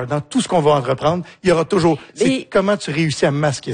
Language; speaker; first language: French; native; French